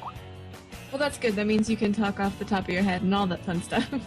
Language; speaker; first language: English; native; English